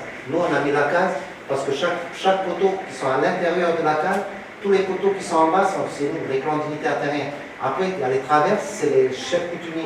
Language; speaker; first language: French; native; French